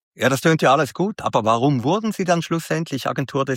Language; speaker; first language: German; native; German